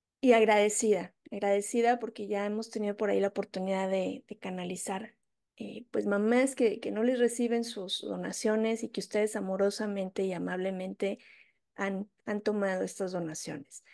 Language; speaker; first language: Spanish; native; Spanish